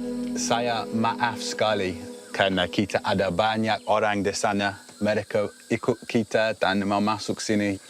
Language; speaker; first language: Indonesian; non-native, learner; English